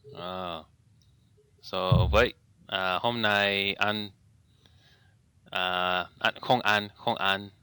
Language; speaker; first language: Vietnamese; non-native, learner; English